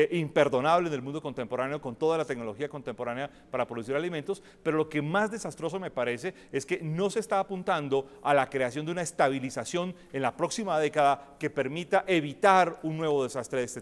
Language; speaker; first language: Spanish; native; Spanish